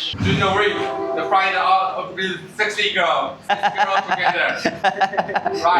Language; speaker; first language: English; non-native, learner; Chinese